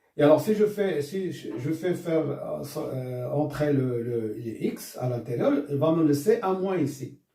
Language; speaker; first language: French; non-native, local second language; Arabic